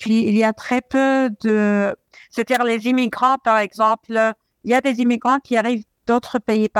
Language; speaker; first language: French; non-native, fluent; Arabic